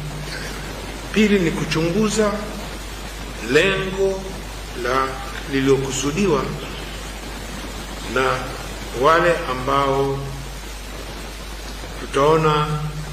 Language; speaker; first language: Swahili; native; Swahili